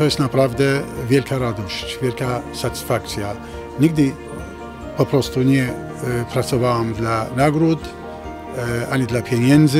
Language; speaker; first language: Polish; non-native, fluent; Arabic